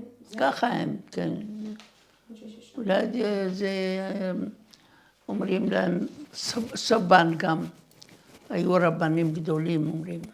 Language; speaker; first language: Hebrew; non-native, fluent; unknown